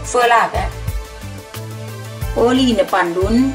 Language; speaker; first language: Dutch; non-native, learner; Thai